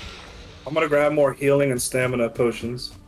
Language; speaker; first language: English; native; English